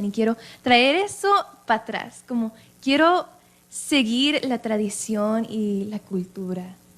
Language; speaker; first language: Spanish; early bilingual, other home language; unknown